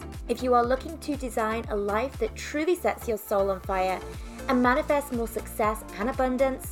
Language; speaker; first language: English; native; English